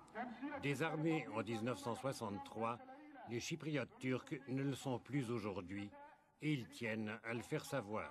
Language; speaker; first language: French; native; French